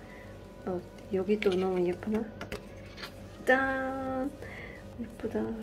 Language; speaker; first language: Korean; non-native, learner; Kazakh